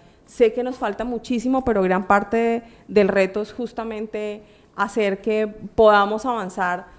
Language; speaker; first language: Spanish; native; Spanish